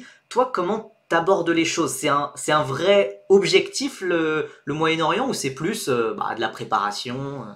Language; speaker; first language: French; native; French